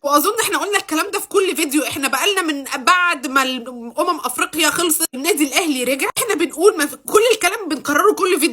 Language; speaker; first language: Arabic; native; Arabic